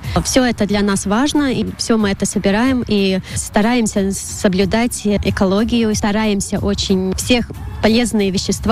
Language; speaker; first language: Russian; non-native, local second language; Latvian